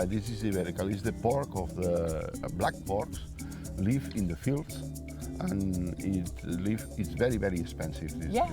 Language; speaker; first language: English; non-native, learner; Catalan